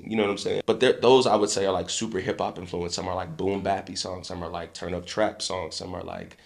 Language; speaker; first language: English; native; English